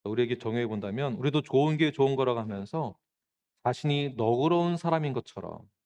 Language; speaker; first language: Korean; native; Korean